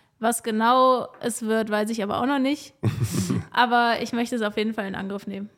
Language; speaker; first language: German; native; German